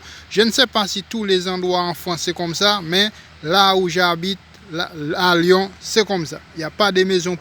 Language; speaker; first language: French; non-native, local second language; Haitian Creole